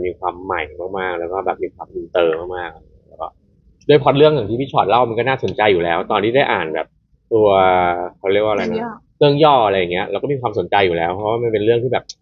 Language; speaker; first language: Thai; native; Thai